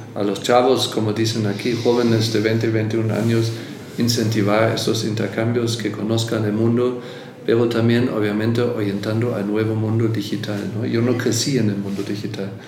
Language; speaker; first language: Spanish; non-native, fluent; German